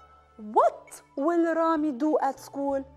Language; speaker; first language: English; non-native, fluent; Arabic